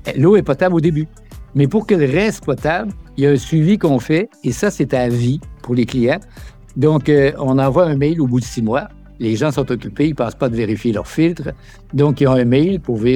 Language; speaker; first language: French; native; French